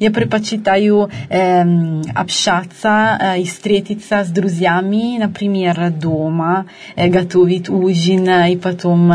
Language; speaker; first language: Russian; non-native, fluent; Italian